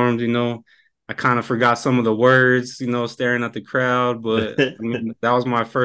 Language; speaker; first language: English; native; English